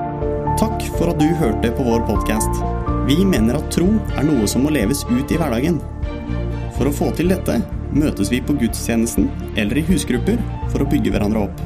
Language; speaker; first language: Norwegian; native; Norwegian